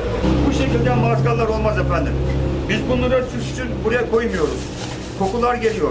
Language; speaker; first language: Turkish; native; Turkish